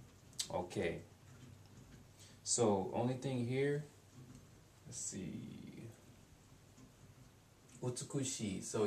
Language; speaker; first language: Japanese; non-native, learner; English